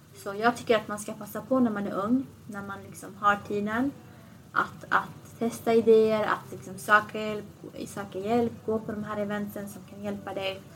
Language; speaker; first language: Swedish; early bilingual, other home language; Assyrian Neo-Aramaic